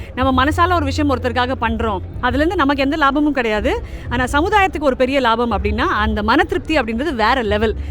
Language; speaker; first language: Tamil; native; Tamil